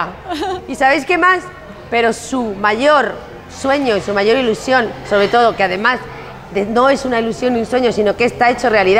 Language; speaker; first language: Spanish; native; Spanish